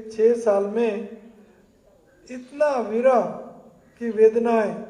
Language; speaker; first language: Hindi; non-native, fluent; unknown